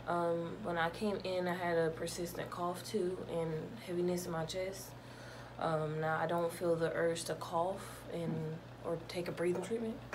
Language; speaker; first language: English; native; English